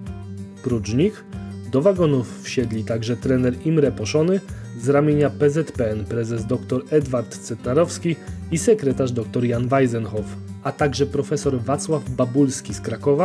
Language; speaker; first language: Polish; native; Polish